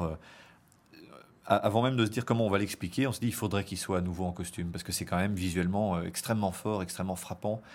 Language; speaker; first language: French; native; French